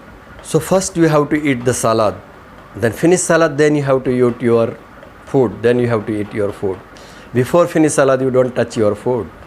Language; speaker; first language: English; non-native, learner; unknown